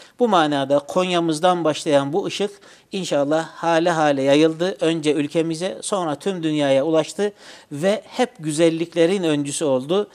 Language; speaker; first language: Turkish; native; Turkish